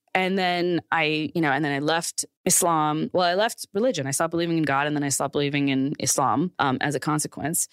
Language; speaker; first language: English; non-native, local second language; Urdu